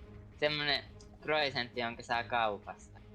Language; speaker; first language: Finnish; native; Finnish